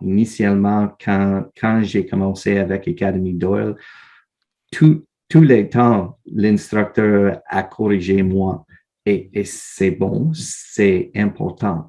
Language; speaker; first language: French; non-native, learner; English